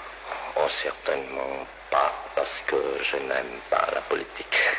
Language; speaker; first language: French; non-native, local second language; Vietnamese